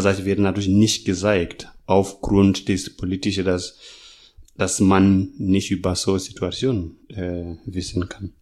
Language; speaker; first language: German; non-native, fluent; Masai